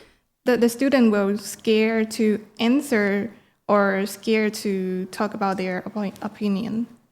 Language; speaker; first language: English; non-native, learner; Chinese